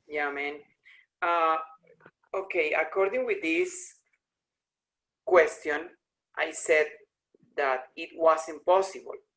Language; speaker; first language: English; non-native, learner; Spanish